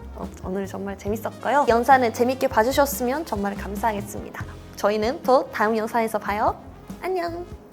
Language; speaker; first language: Korean; non-native, fluent; Japanese